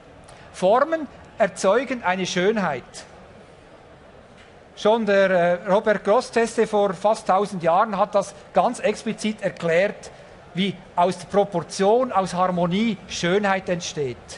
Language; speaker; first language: German; native; German